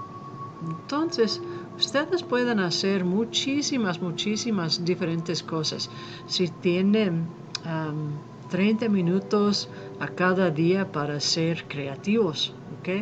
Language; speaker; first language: Spanish; non-native, fluent; English